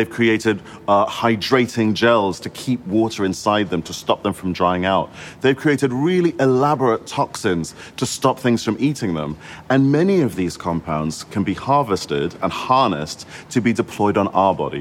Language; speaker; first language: English; native; English